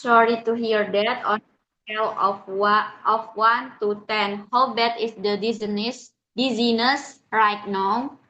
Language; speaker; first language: English; non-native, learner; Indonesian